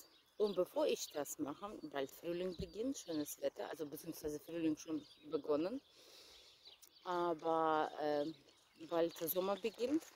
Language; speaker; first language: German; non-native, fluent; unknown